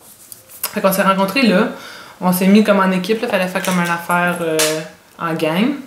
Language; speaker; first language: French; native; French